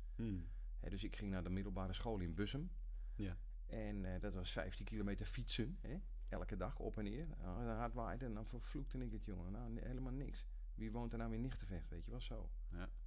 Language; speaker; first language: Dutch; native; Dutch